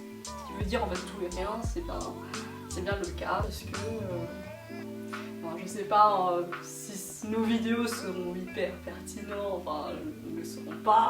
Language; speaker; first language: French; native; French